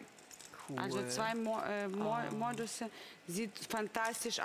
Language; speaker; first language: German; non-native, learner; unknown